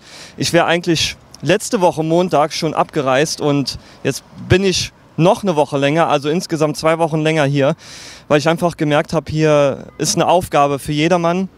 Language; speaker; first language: German; native; German